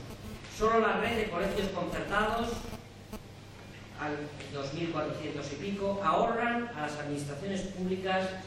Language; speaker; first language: Spanish; native; Spanish